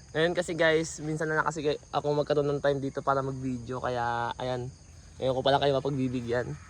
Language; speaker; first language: Filipino; native; Filipino